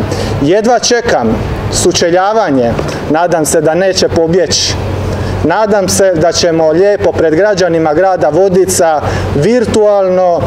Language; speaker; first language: Serbian; native; Serbian